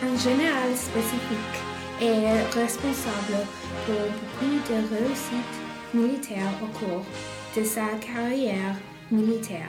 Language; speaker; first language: French; non-native, learner; English